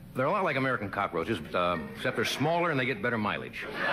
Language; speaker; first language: English; native; English